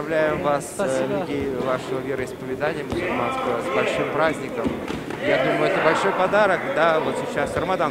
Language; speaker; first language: Russian; native; Russian